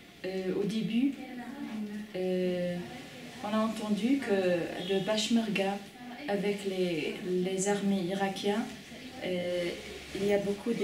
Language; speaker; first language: French; non-native, fluent; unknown